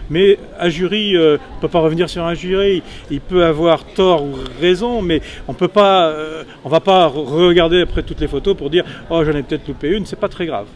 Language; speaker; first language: French; native; French